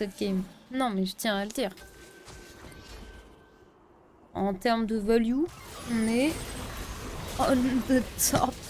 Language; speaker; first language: French; native; French